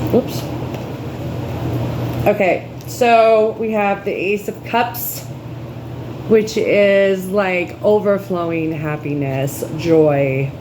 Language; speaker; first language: English; native; English